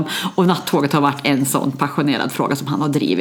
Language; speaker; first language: Swedish; native; Swedish